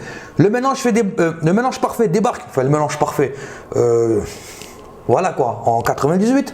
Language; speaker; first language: French; native; French